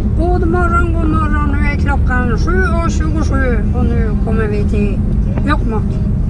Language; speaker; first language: Swedish; native; Swedish